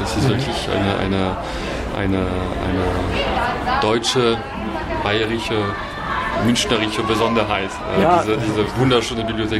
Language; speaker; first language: German; non-native, fluent; French